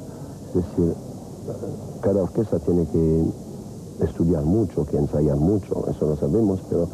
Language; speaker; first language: Spanish; non-native, fluent; French